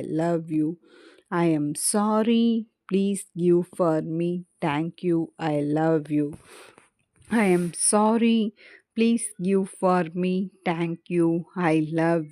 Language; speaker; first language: English; non-native, learner; Tamil